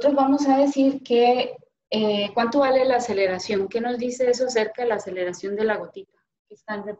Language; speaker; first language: Spanish; native; Spanish